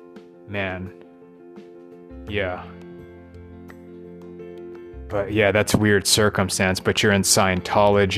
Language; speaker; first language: English; native; English